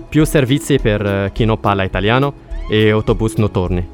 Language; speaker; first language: Italian; non-native, learner; Arabic